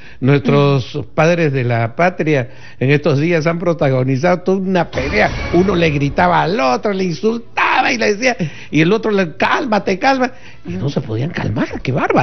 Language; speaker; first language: Spanish; native; Spanish